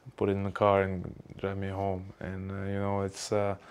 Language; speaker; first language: English; non-native, learner; Russian